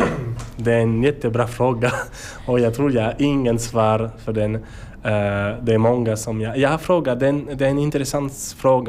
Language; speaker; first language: Swedish; non-native, learner; French